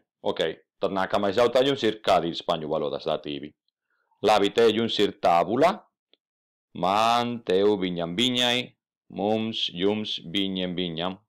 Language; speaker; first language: Latvian; non-native, fluent; Spanish